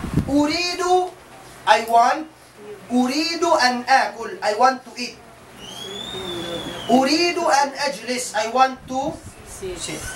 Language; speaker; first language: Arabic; non-native, fluent; Tausug